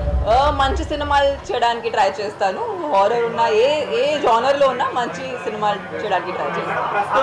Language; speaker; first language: Telugu; non-native, fluent; Hindi